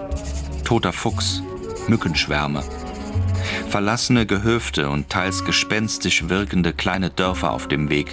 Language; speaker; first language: German; native; German